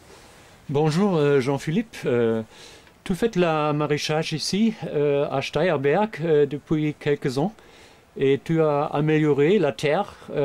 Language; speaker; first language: French; non-native, fluent; German